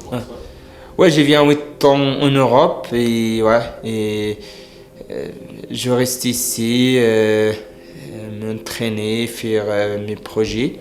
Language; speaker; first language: French; non-native, learner; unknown